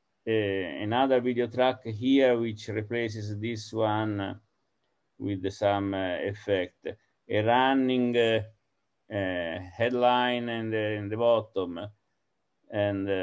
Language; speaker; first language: English; non-native, fluent; Italian